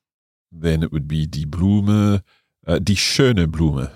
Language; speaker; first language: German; non-native, learner; English